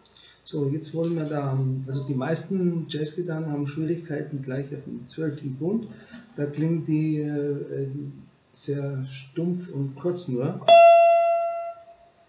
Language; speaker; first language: German; non-native, fluent; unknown